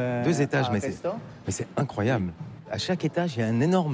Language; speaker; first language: French; native; French